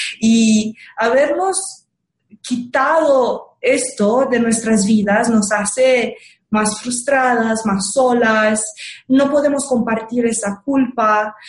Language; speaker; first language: Spanish; non-native, fluent; Romanian